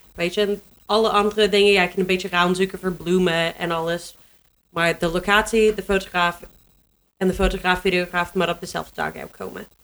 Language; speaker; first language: Dutch; non-native, learner; English